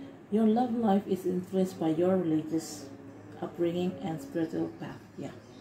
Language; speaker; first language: English; non-native, fluent; Indonesian